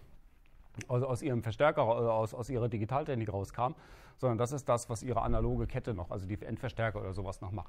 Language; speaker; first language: German; native; German